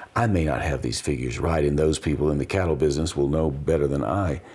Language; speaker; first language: English; native; English